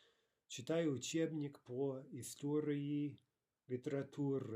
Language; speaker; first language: Russian; non-native, fluent; English